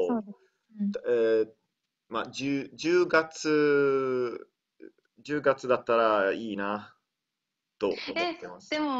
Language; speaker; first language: Japanese; non-native, learner; Italian